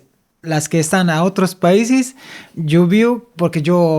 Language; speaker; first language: Spanish; non-native, fluent; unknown